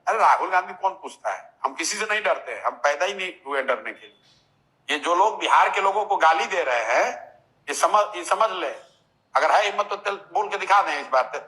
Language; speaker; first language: Hindi; native; Hindi